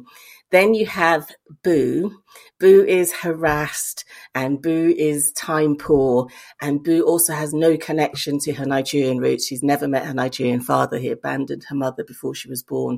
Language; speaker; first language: English; native; English